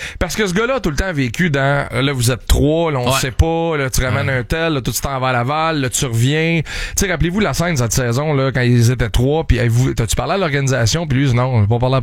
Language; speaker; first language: French; native; French